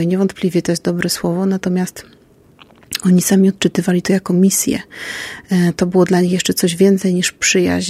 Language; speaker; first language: Polish; native; Polish